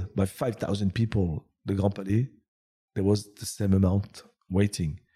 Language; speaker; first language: English; non-native, fluent; French